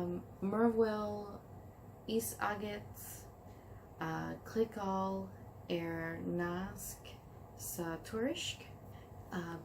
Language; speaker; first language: Irish; non-native, learner; English